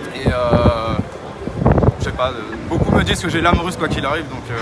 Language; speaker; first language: French; native; French